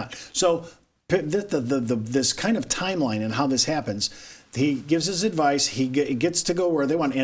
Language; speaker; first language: English; native; English